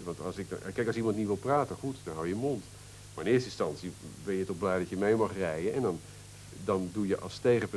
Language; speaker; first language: Dutch; native; Dutch